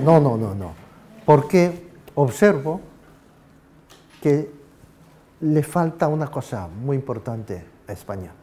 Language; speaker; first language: Spanish; non-native, fluent; Japanese